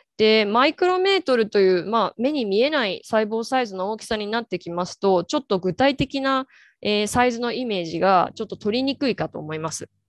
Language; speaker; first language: Japanese; native; Japanese